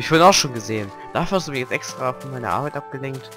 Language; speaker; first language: German; native; German